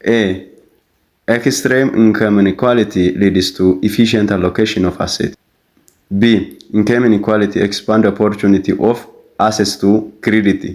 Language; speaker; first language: English; non-native, local second language; Amharic